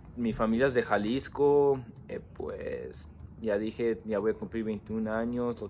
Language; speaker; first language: Spanish; early bilingual, heritage; Spanish